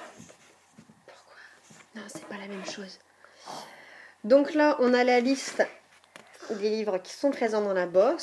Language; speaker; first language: French; native; French